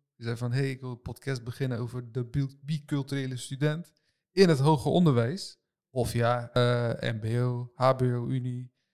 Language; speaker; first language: Dutch; early bilingual, other home language; Turkish